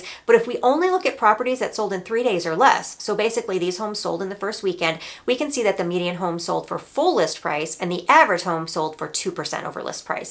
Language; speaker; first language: English; native; English